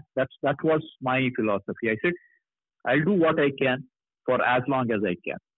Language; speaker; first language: English; non-native, local second language; Kannada